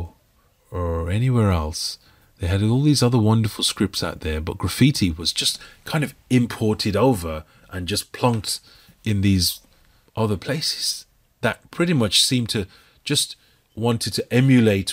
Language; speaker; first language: English; native; English